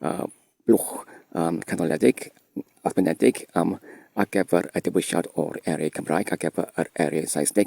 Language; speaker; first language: Welsh; non-native, fluent; English